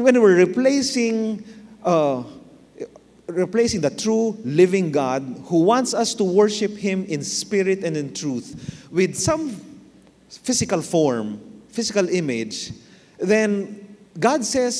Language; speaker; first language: English; non-native, local second language; Filipino